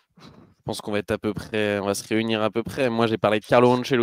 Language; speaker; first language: French; native; French